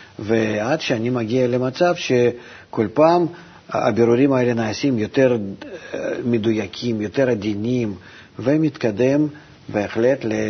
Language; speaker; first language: Hebrew; non-native, fluent; Russian